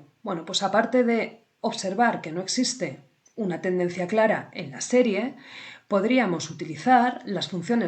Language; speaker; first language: Spanish; native; Spanish